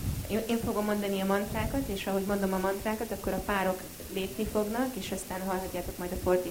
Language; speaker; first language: Hungarian; native; Hungarian